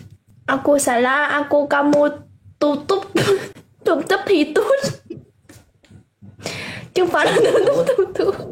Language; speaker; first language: Indonesian; non-native, learner; Vietnamese